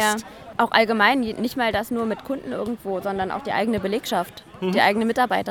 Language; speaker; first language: German; native; German